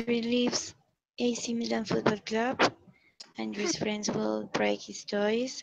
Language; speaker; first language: English; non-native, learner; Spanish